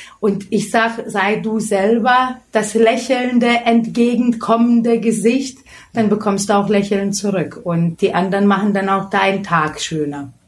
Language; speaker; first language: German; non-native, fluent; Lithuanian